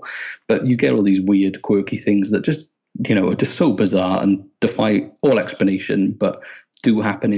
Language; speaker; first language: English; native; English